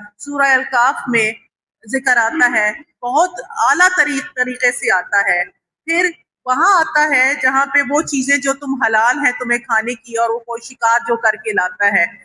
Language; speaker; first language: Urdu; native; Urdu